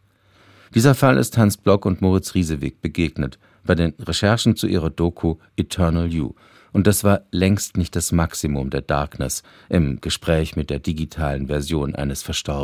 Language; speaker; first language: German; native; German